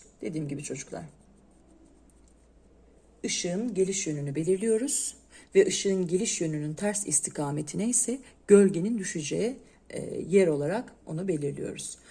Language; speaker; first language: Turkish; native; Turkish